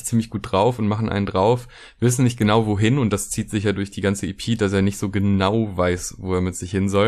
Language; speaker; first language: German; native; German